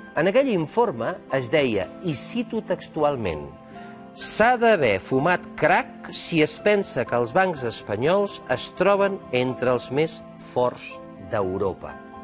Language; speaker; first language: Catalan; native; Catalan